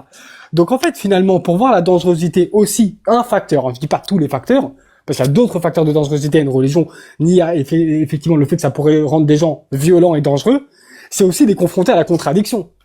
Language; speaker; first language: French; native; French